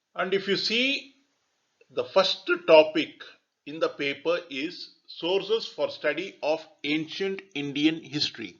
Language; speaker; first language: English; non-native, local second language; Tamil